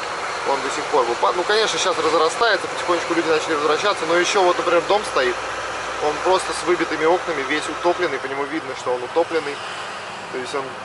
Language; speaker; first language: Russian; native; Russian